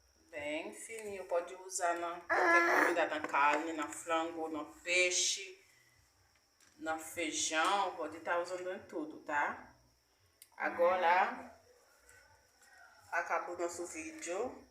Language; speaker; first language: Portuguese; non-native, learner; Haitian Creole